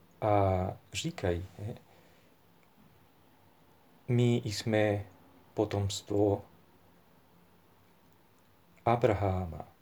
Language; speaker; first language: Czech; non-native, fluent; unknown